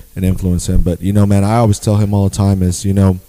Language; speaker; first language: English; native; English